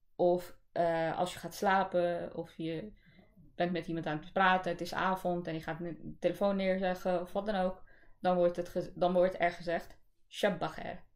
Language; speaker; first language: Dutch; early bilingual, other home language; Urdu